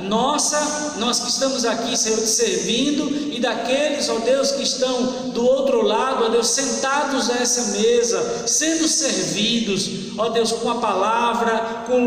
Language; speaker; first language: Portuguese; native; Portuguese